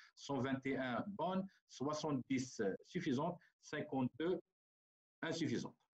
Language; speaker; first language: French; non-native, local second language; Arabic